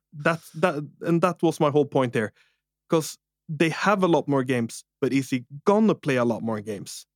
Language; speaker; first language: English; non-native, fluent; Norwegian